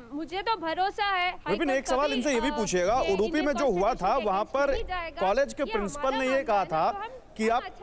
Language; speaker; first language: Hindi; non-native, local second language; Urdu